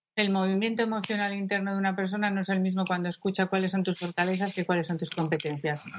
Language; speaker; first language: Spanish; native; Spanish